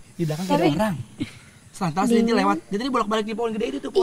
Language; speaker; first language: Indonesian; native; Indonesian